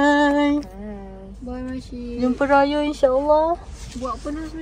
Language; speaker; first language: Malay; native; Malay